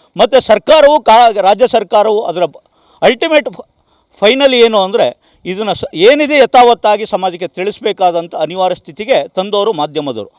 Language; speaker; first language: Kannada; native; Kannada